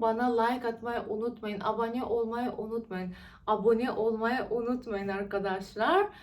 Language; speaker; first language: Turkish; non-native, fluent; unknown